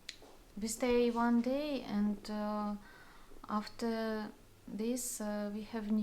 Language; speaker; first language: English; non-native, learner; Russian